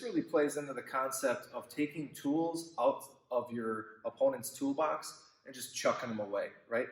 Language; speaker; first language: English; native; English